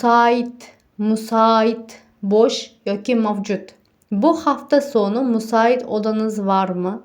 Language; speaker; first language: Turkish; non-native, fluent; Uzbek